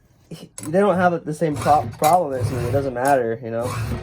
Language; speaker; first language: English; native; English